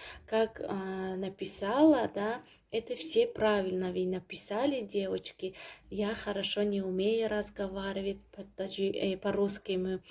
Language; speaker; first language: Russian; non-native, learner; Tajik